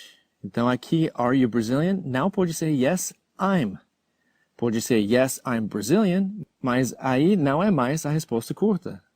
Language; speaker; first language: Portuguese; non-native, fluent; English